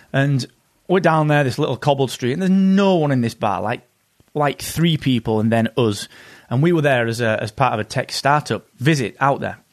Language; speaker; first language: English; native; English